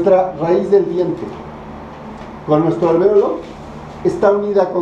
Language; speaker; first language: Spanish; native; Spanish